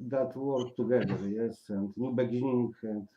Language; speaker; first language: English; non-native, learner; Polish